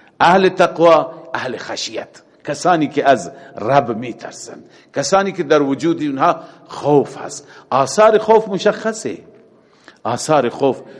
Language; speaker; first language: Persian; native; Persian